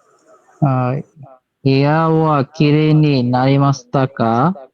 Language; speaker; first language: Japanese; non-native, learner; Bangla